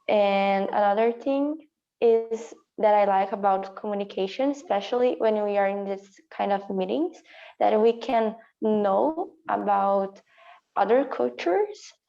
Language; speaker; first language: English; non-native, learner; Portuguese